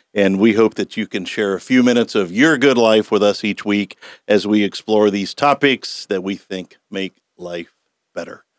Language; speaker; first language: English; native; English